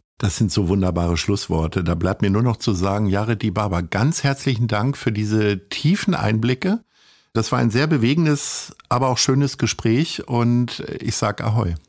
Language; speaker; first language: German; native; German